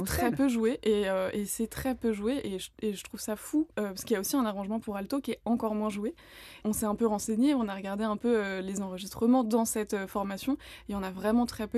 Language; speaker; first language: French; native; French